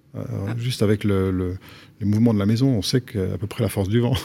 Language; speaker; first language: French; native; French